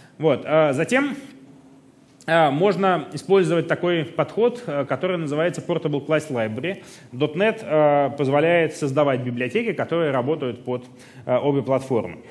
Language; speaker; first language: Russian; native; Russian